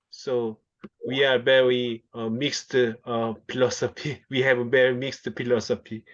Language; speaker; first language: English; non-native, local second language; Korean